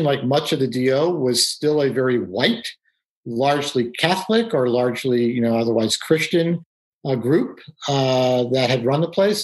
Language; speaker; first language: English; native; English